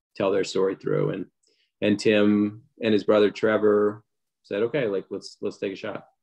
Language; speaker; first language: English; native; English